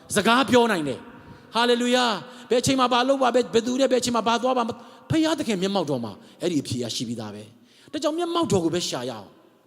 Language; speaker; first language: Burmese; non-native, local second language; Tedim Chin